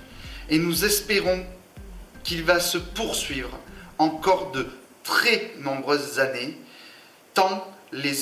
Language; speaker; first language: French; native; French